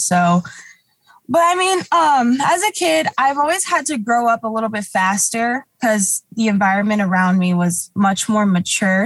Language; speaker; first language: English; native; English